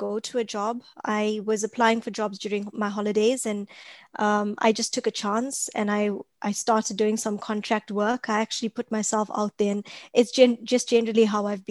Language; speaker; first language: English; native; English